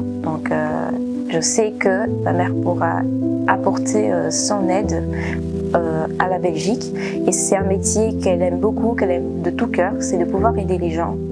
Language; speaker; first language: French; early bilingual, other home language; Portuguese